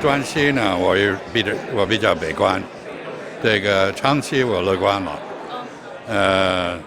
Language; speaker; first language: Chinese; non-native, fluent; English